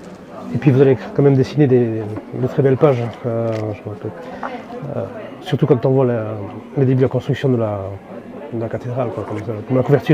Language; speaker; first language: French; native; French